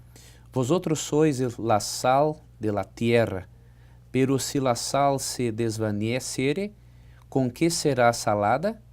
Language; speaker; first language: Spanish; non-native, fluent; Portuguese